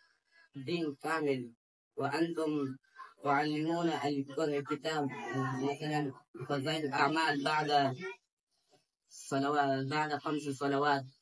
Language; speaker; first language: Arabic; non-native, learner; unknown